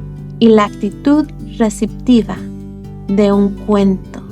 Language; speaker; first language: Spanish; early bilingual, other home language; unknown